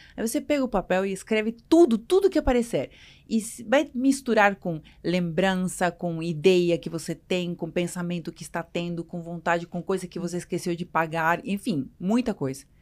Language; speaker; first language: Portuguese; non-native, fluent; Spanish